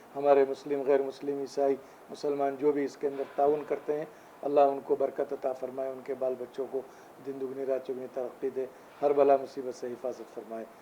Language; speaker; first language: Urdu; native; Urdu